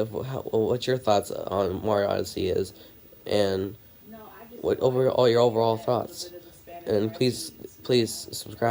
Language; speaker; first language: English; native; English